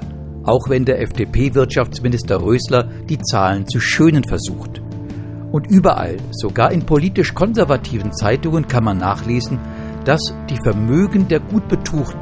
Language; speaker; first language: German; native; German